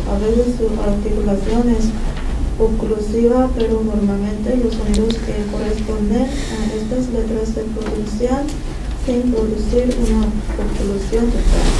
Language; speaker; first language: Spanish; non-native, learner; Korean